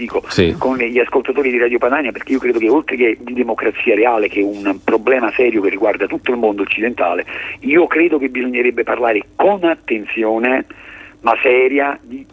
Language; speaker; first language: Italian; native; Italian